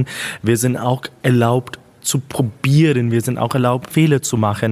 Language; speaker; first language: German; non-native, fluent; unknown